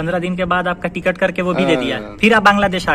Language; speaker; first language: Hindi; native; Hindi